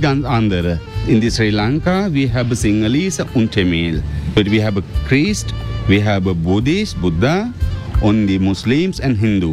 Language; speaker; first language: German; non-native, learner; Sinhala